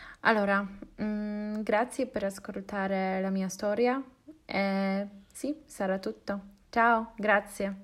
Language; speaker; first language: Italian; non-native, learner; Polish